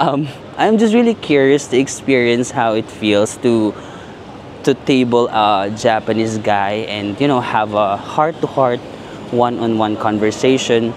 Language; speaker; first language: English; non-native, local second language; Filipino